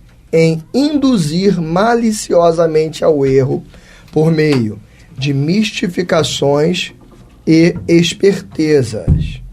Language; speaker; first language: Portuguese; native; Portuguese